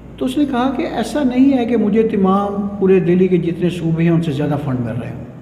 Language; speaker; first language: Urdu; non-native, local second language; Punjabi